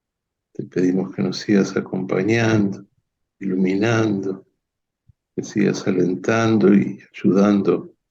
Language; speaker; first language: Spanish; native; Spanish